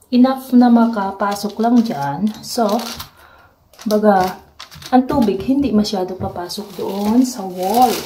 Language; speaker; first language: Filipino; native; Filipino